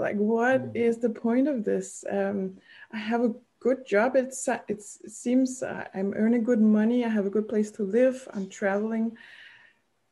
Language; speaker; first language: English; non-native, fluent; Danish